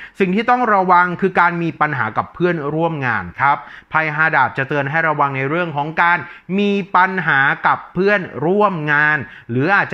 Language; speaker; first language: Thai; native; Thai